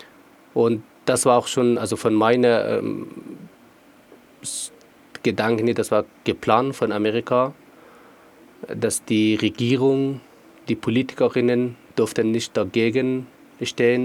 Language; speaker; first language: German; non-native, fluent; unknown